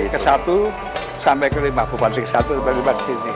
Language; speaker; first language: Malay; non-native, local second language; Javanese